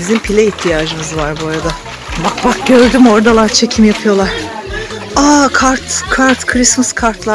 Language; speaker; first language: Turkish; native; Turkish